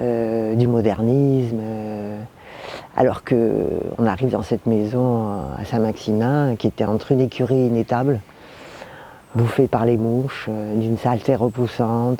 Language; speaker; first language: French; native; French